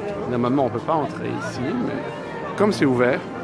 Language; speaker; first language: French; native; French